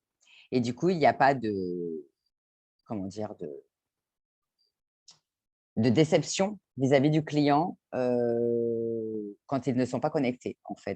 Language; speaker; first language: French; native; French